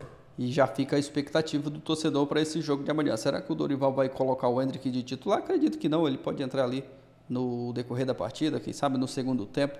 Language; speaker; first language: Portuguese; native; Portuguese